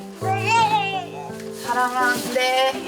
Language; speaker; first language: Korean; non-native, learner; Norwegian